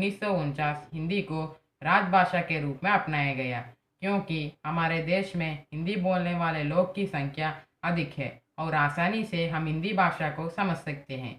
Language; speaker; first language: Hindi; non-native, local second language; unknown